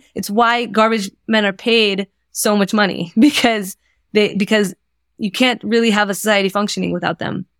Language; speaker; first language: English; native; English